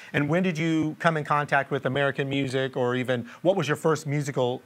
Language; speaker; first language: English; native; English